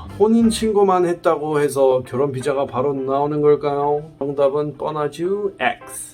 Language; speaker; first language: Korean; non-native, fluent; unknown